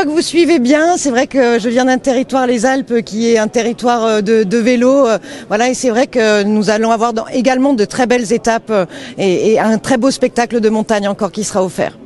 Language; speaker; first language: French; native; French